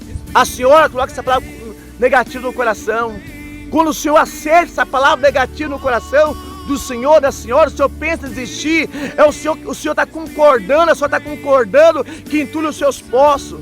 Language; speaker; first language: Portuguese; native; Portuguese